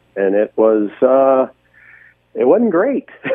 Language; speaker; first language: English; native; English